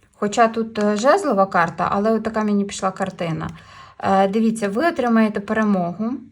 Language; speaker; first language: Ukrainian; non-native, local second language; Russian